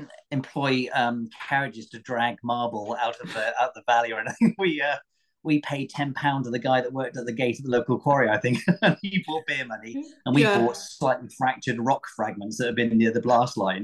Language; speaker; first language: English; native; English